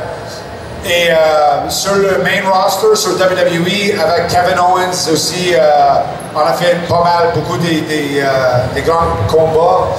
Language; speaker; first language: French; non-native, local second language; English